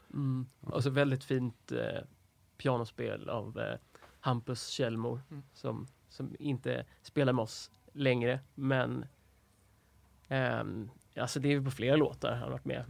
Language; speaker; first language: Swedish; native; Swedish